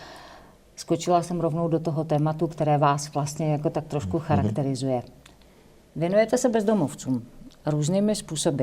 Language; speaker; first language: Czech; native; Czech